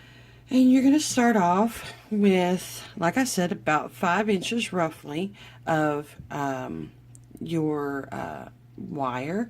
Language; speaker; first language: English; native; English